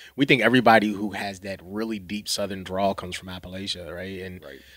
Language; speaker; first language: English; native; English